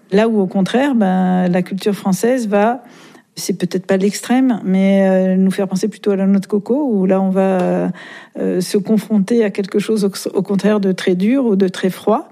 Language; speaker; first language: French; native; French